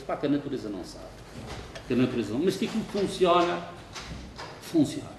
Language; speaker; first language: Portuguese; native; Portuguese